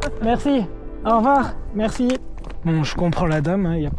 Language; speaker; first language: French; native; French